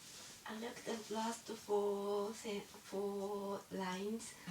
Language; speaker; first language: English; non-native, learner; Japanese